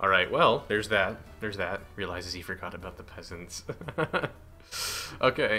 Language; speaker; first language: English; native; English